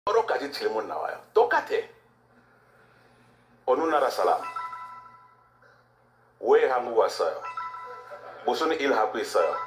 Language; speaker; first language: Korean; non-native, learner; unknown